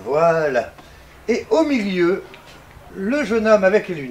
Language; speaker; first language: French; native; French